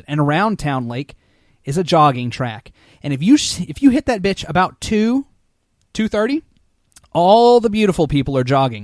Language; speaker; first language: English; native; English